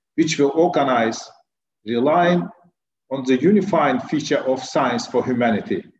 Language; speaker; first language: English; non-native, fluent; Turkish